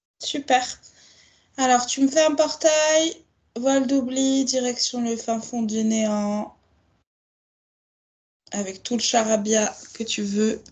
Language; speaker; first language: French; native; French